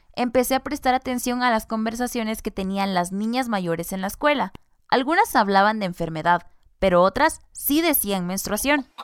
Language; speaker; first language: Spanish; non-native, local second language; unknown